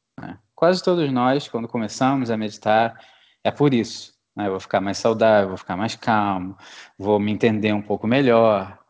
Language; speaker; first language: Portuguese; native; Portuguese